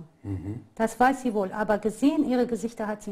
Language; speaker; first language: German; non-native, fluent; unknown